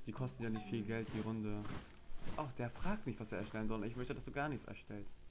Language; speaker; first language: German; native; German